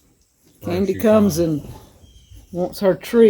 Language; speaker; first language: English; native; English